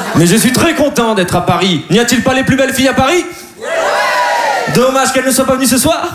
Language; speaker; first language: French; native; French